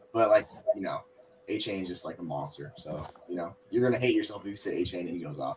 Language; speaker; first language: English; native; English